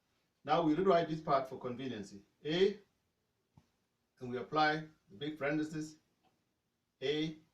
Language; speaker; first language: English; non-native, fluent; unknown